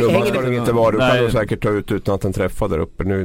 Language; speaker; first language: Swedish; native; Swedish